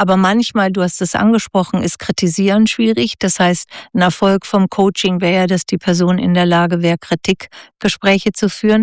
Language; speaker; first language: German; native; German